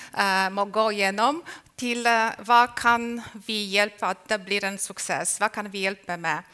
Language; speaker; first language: Norwegian; non-native, fluent; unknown